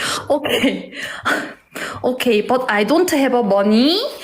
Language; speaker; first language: English; non-native, learner; Korean